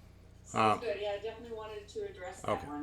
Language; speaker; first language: English; native; English